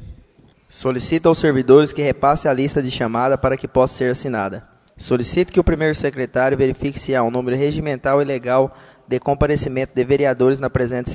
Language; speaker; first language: Portuguese; native; Portuguese